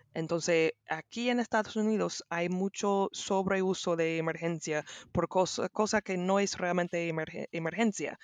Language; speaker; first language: Spanish; non-native, learner; English